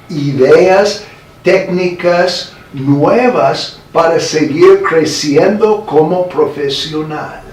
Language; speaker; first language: Spanish; non-native, fluent; English